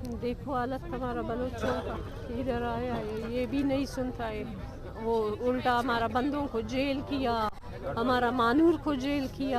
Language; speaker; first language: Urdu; non-native, local second language; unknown